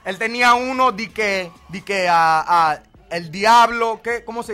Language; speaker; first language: Spanish; early bilingual, heritage; Spanish